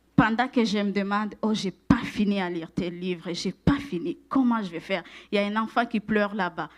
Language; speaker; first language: French; non-native, local second language; Rundi